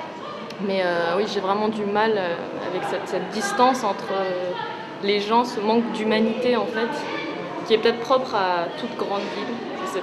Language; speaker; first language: French; early bilingual, heritage; French